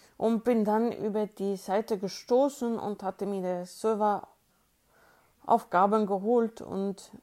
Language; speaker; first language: German; non-native, fluent; Swedish